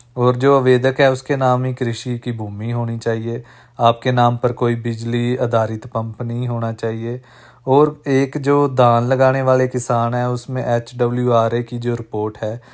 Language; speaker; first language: Hindi; non-native, local second language; Punjabi